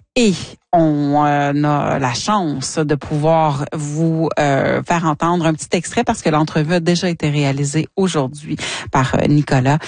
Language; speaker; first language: French; native; French